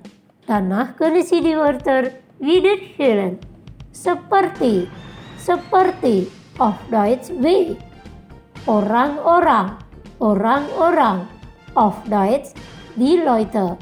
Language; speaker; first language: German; non-native, fluent; Indonesian